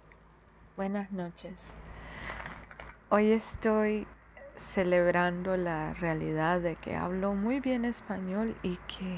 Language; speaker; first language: Spanish; early bilingual, heritage; Spanish